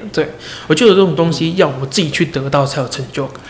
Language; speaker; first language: Chinese; native; Chinese